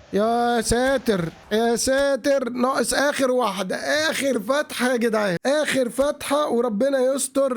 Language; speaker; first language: Arabic; native; Arabic